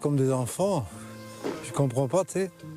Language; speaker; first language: French; non-native, local second language; Dutch